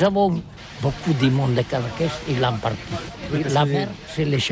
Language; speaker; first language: French; non-native, learner; Catalan